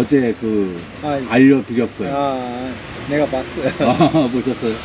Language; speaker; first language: Korean; native; Korean